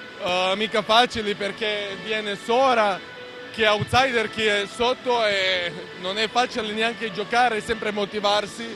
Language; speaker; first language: Italian; non-native, fluent; Serbian